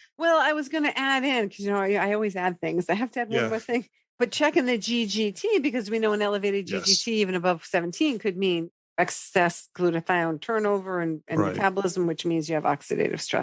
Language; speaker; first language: English; native; English